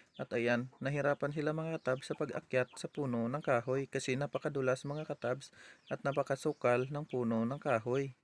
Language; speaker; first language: Filipino; non-native, local second language; Hiligaynon